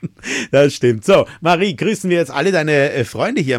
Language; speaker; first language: German; native; German